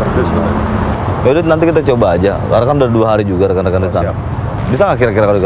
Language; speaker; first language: Indonesian; native; Indonesian